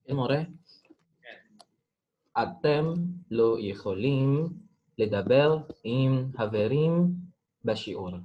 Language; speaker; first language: Hebrew; non-native, learner; Indonesian